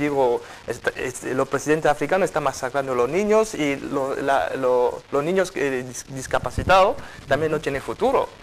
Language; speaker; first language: Spanish; non-native, fluent; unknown